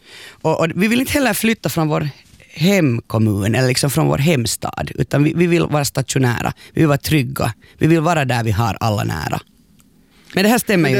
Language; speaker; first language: Swedish; native; Swedish